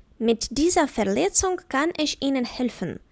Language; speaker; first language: German; non-native, fluent; Ukrainian